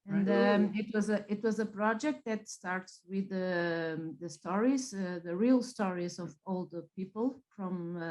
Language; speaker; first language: English; non-native, fluent; Portuguese